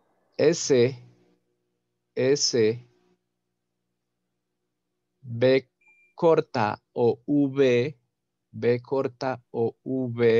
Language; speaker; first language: Spanish; non-native, fluent; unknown